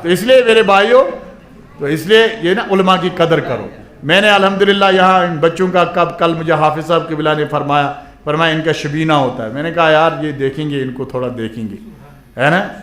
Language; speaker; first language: Urdu; non-native, local second language; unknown